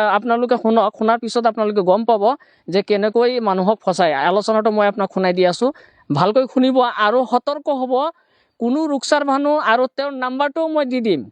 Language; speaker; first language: Assamese; non-native, local second language; Bangla